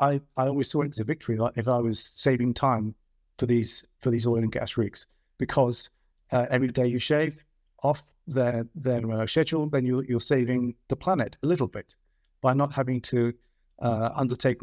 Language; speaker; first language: English; native; English